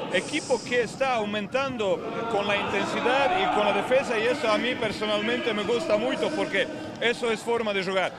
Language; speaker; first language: Spanish; non-native, fluent; Croatian